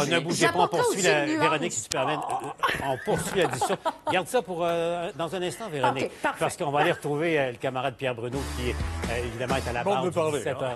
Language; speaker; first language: French; native; French